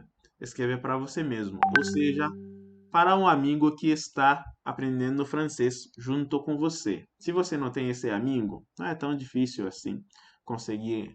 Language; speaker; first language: Portuguese; non-native, fluent; French